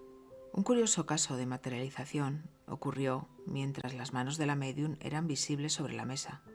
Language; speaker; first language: Spanish; native; Spanish